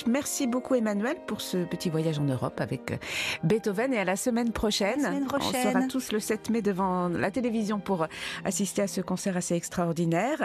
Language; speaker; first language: French; native; French